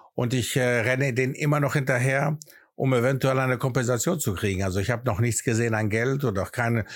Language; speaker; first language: German; early bilingual, other home language; Greek